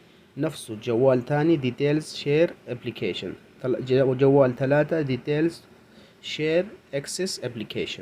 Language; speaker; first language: Arabic; non-native, learner; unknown